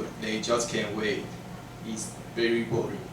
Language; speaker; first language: English; non-native, learner; Chinese